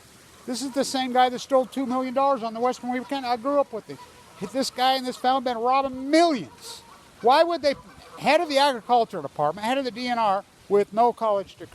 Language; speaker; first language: English; native; English